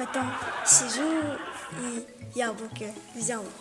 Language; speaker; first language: Russian; non-native, learner; Tajik